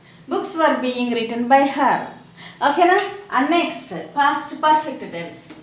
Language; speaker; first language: English; non-native, local second language; Telugu